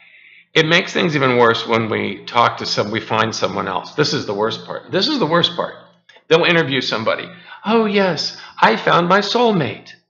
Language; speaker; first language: English; native; English